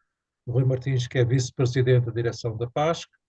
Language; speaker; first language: Portuguese; native; Portuguese